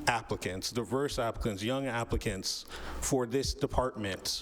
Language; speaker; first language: English; native; English